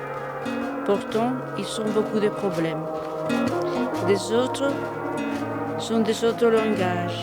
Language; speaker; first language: French; non-native, learner; Spanish